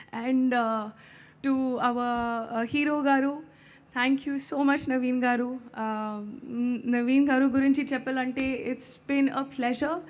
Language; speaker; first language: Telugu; non-native, local second language; Hindi